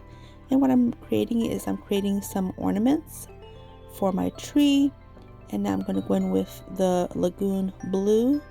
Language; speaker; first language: English; native; English